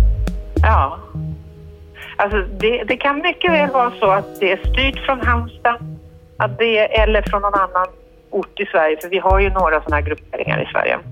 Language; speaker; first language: Swedish; native; Swedish